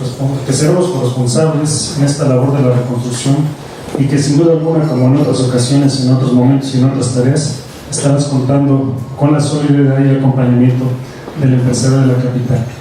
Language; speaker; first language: Spanish; native; Spanish